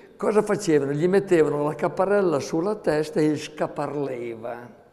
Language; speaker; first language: Italian; native; Italian